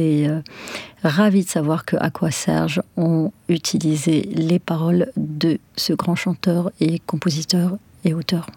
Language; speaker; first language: French; non-native, local second language; Arabic